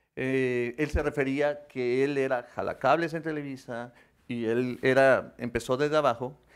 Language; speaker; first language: Spanish; native; Spanish